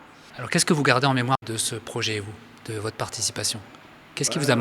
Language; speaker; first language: French; native; French